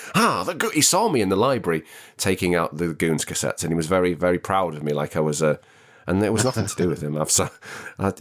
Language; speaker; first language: English; native; English